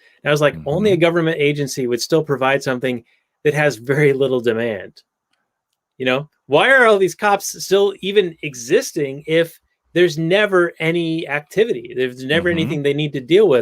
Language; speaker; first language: English; native; English